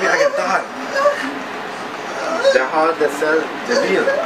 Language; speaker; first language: Spanish; non-native, learner; English